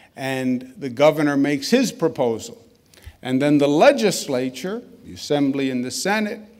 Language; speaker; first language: English; native; English